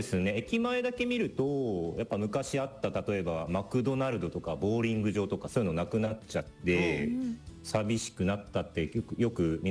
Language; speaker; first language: Japanese; native; Japanese